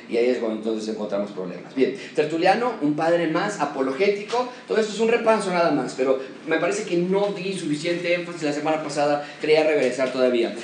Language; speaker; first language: Spanish; native; Spanish